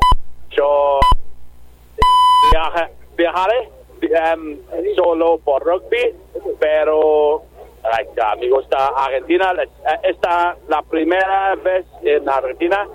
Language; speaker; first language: Spanish; non-native, learner; English